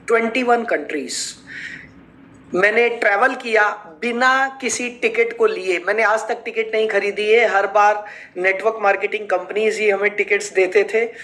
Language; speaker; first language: Hindi; native; Hindi